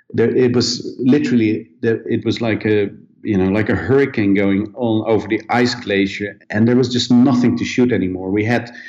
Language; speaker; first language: English; non-native, fluent; Dutch